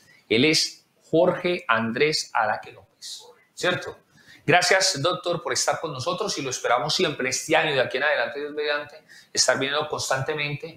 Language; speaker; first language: Spanish; native; Spanish